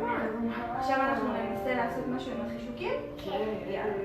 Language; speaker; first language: Hebrew; native; Hebrew